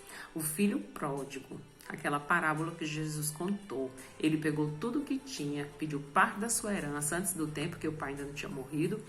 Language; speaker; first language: Portuguese; native; Portuguese